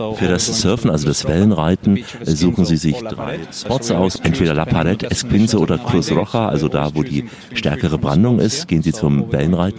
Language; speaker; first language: German; native; German